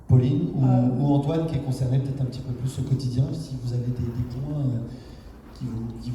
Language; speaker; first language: French; native; French